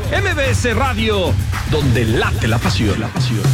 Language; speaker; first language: Spanish; native; Spanish